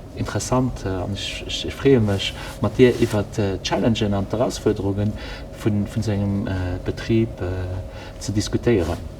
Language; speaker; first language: Luxembourgish; native; Luxembourgish